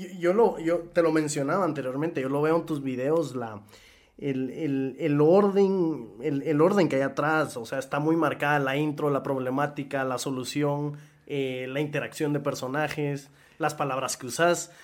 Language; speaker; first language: Spanish; native; Spanish